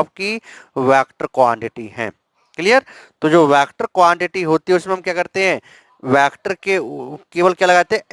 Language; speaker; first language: Hindi; native; Hindi